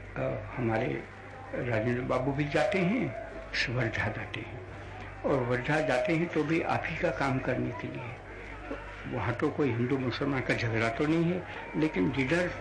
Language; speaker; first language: Hindi; non-native, local second language; Gujarati